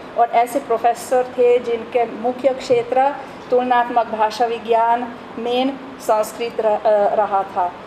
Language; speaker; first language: Hindi; non-native, fluent; Hungarian